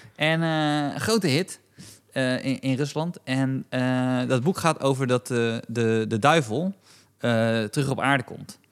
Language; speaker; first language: Dutch; native; Dutch